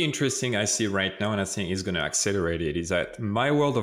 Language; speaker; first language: English; non-native, fluent; French